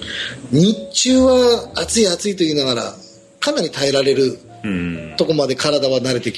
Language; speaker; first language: Japanese; native; Japanese